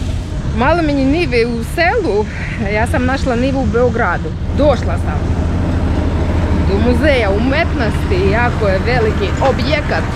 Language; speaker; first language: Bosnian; non-native, learner; Ukrainian